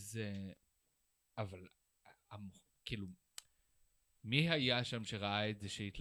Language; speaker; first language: Hebrew; native; Hebrew